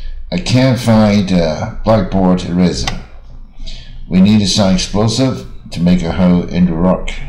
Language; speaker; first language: English; non-native, fluent; Chinese